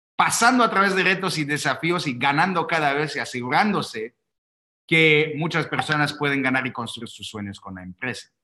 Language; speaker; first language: Spanish; non-native, fluent; English